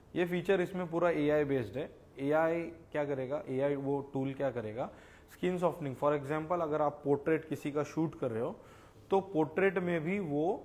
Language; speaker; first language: Hindi; non-native, local second language; Marathi